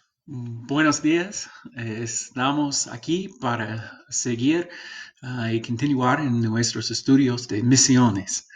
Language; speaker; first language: Spanish; non-native, fluent; English